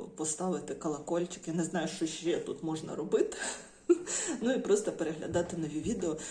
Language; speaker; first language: Ukrainian; non-native, local second language; Russian